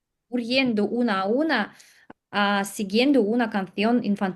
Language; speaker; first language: Spanish; non-native, learner; Russian